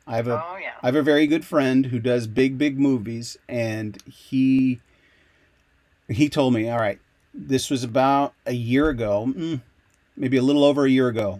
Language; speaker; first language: English; native; English